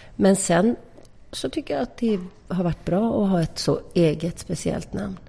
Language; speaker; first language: Swedish; native; Swedish